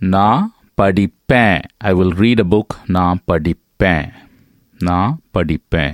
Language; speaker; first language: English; non-native, local second language; Tamil